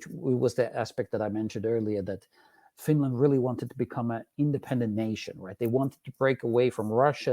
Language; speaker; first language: English; non-native, fluent; Finnish